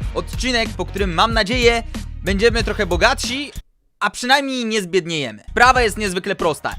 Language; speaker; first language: Polish; native; Polish